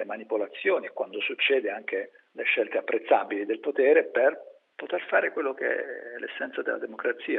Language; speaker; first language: Italian; native; Italian